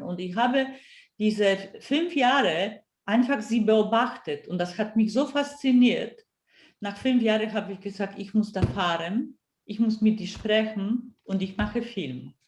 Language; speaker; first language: German; non-native, fluent; Polish